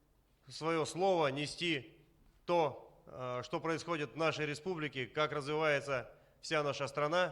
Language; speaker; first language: Russian; native; Russian